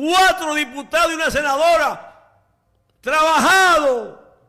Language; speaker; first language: Spanish; native; Spanish